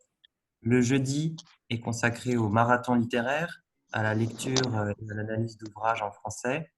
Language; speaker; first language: French; native; French